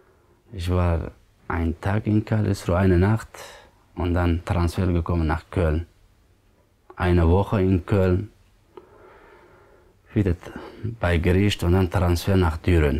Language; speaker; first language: German; non-native, learner; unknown